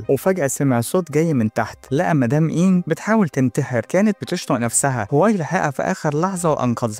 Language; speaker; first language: Arabic; native; Arabic